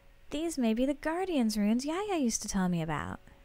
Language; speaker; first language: English; native; English